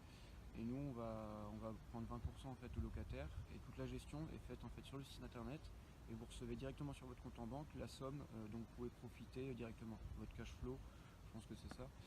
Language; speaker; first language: French; native; French